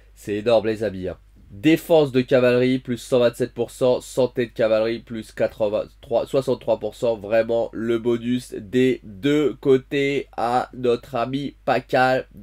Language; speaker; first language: French; native; French